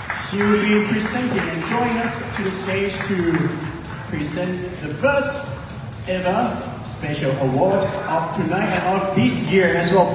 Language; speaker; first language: English; non-native, fluent; Thai